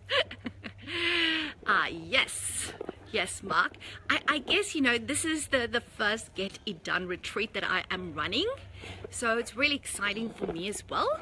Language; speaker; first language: English; native; English